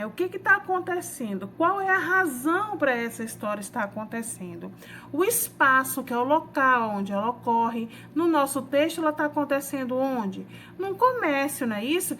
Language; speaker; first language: Portuguese; native; Portuguese